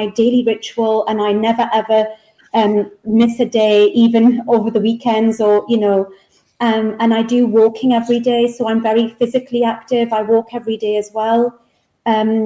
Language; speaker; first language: English; native; English